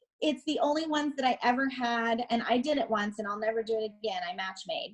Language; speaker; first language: English; native; English